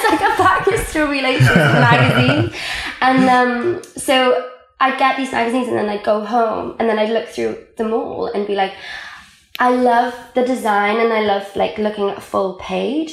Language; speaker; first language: English; non-native, local second language; Welsh